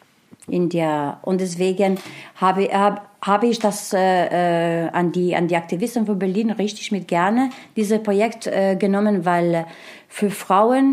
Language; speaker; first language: German; non-native, learner; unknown